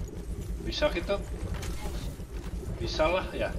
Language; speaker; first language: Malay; non-native, local second language; Sundanese